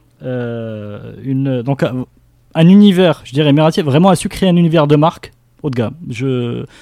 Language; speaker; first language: French; non-native, local second language; Arabic